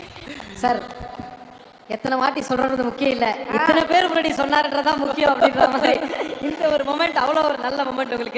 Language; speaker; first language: Tamil; native; Tamil